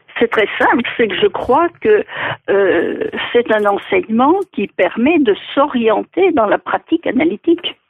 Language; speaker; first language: French; native; French